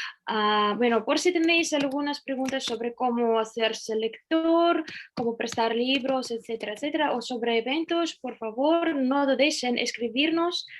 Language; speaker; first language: Spanish; non-native, fluent; Russian